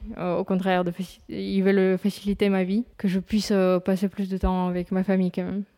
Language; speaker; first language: French; non-native, fluent; Russian